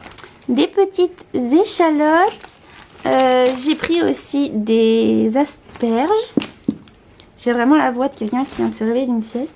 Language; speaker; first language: French; native; French